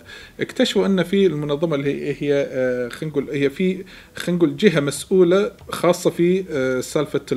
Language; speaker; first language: Arabic; native; Arabic